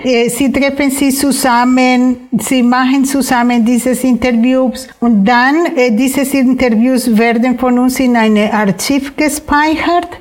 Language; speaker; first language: German; non-native, fluent; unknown